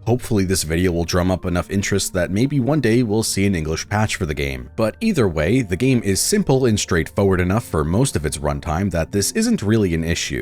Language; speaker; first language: English; native; English